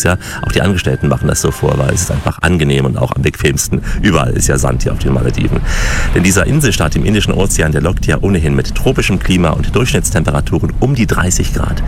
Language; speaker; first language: German; native; German